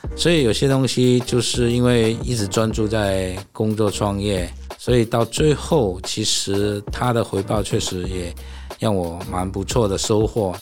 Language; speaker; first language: Chinese; non-native, fluent; Cantonese